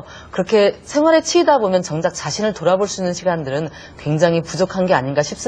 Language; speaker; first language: Korean; native; Korean